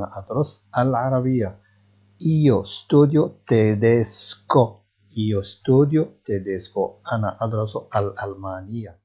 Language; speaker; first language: Italian; non-native, fluent; Arabic